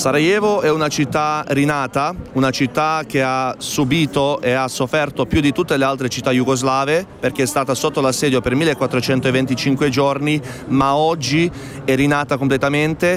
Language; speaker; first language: Italian; non-native, fluent; Bosnian